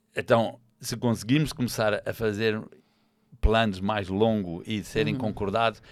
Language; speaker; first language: Portuguese; non-native, fluent; English